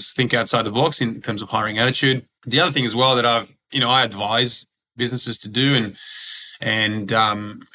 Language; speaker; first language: English; early bilingual, other home language; Croatian